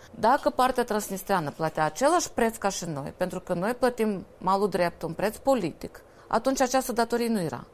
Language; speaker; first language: Romanian; native; Romanian